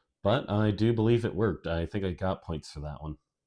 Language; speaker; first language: English; native; English